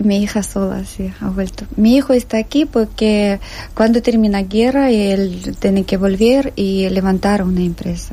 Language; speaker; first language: Spanish; non-native, learner; Ukrainian